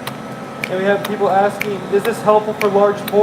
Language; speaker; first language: English; native; English